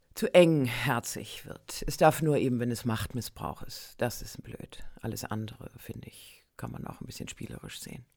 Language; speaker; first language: German; native; German